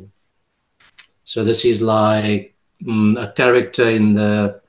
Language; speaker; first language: English; non-native, local second language; Afrikaans